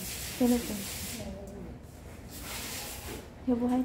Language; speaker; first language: Korean; non-native, learner; Filipino